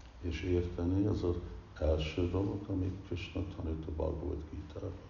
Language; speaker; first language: Hungarian; early bilingual, heritage; Hungarian